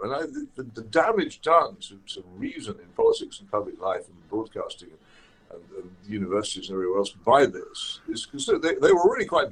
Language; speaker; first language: English; native; English